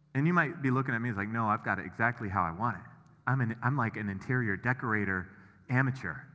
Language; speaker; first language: English; native; English